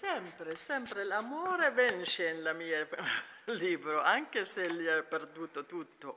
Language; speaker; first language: Italian; non-native, learner; Arabic